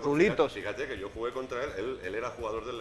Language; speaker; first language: Spanish; native; Spanish